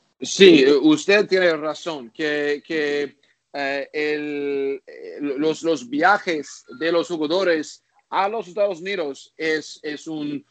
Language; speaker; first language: Spanish; non-native, learner; English